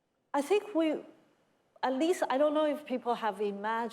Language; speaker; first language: English; non-native, fluent; Chinese